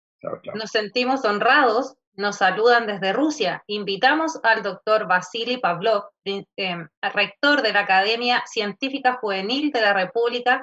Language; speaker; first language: Spanish; native; Spanish